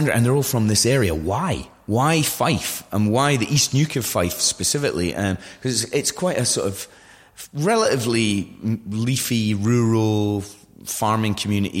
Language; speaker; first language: English; native; English